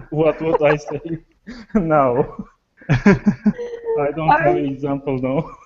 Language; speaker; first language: English; non-native, learner; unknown